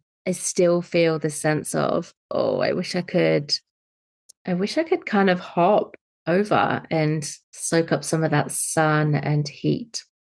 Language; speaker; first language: English; native; English